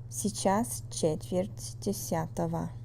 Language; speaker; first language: Russian; non-native, fluent; English